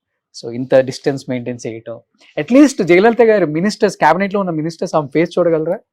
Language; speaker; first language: Telugu; native; Telugu